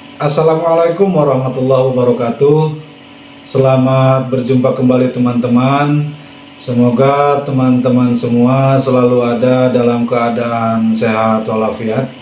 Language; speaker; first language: Indonesian; non-native, local second language; Sundanese